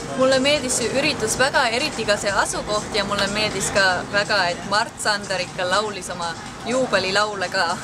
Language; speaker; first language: Estonian; early bilingual, heritage; Estonian